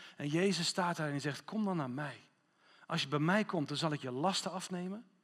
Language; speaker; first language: Dutch; non-native, fluent; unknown